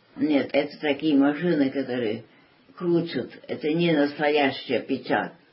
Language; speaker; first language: Russian; early bilingual, heritage; Russian